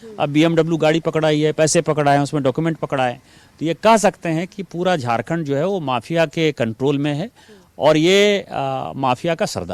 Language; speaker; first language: Hindi; native; Hindi